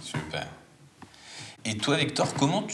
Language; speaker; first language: French; native; French